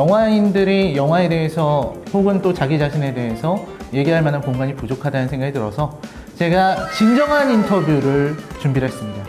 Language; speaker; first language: Korean; native; Korean